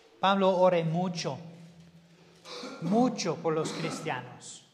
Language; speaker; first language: Spanish; non-native, learner; English